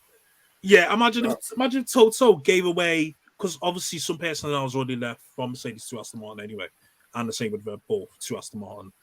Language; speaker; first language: English; native; English